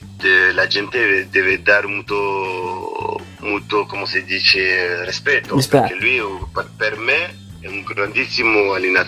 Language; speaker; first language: Italian; non-native, fluent; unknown